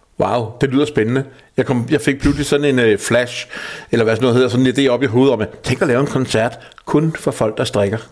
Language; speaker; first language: Danish; native; Danish